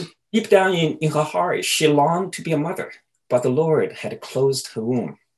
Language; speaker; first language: English; non-native, fluent; Chinese